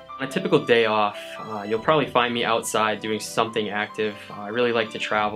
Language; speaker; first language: English; native; English